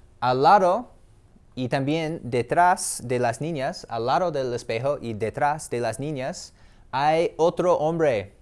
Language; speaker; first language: Spanish; non-native, fluent; English